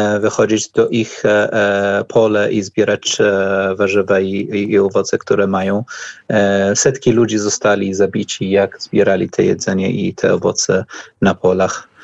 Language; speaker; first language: Polish; non-native, learner; Arabic